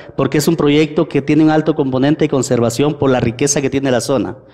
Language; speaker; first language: Spanish; native; Spanish